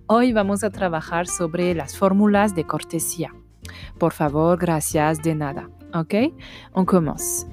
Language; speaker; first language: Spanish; non-native, fluent; French